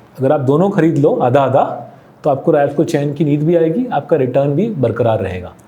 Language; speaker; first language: Hindi; non-native, local second language; Bangla